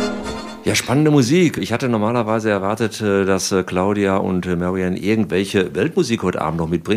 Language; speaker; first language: German; native; German